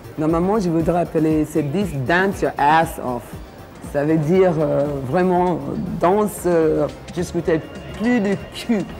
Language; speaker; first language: French; non-native, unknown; English